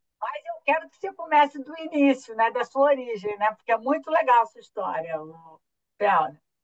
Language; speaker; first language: Portuguese; native; Portuguese